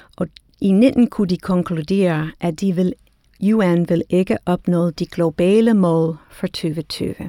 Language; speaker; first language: Danish; non-native, fluent; English